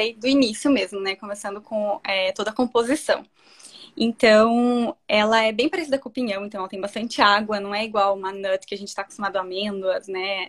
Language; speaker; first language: Portuguese; native; Portuguese